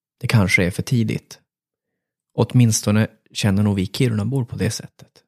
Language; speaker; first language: Swedish; native; Swedish